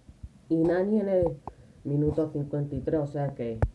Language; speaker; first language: Spanish; native; Spanish